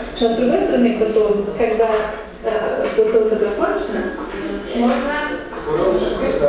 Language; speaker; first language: Russian; non-native, learner; Italian